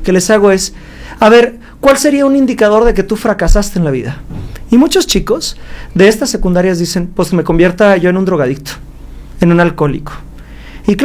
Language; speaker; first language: Spanish; native; Spanish